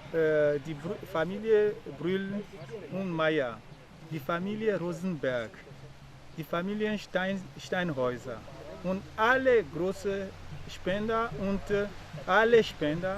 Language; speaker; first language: German; non-native, fluent; Ewe